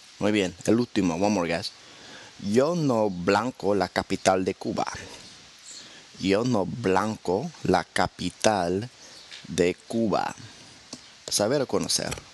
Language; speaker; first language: Spanish; non-native, fluent; English